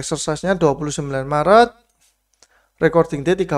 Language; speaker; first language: Indonesian; native; Indonesian